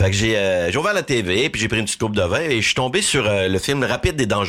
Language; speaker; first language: French; native; French